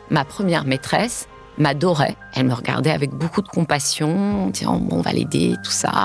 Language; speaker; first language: French; early bilingual, heritage; French